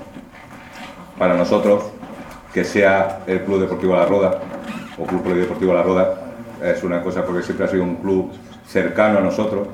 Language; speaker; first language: Spanish; native; Spanish